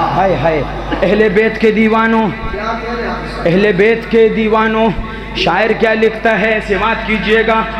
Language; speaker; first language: Urdu; non-native, local second language; Pashto